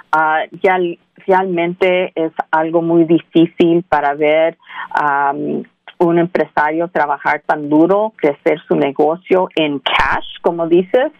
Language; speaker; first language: Spanish; early bilingual, heritage; Spanish